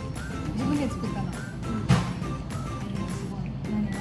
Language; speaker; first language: Japanese; non-native, learner; Mongolian